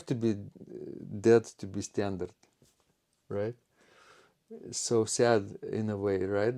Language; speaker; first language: English; non-native, fluent; Lithuanian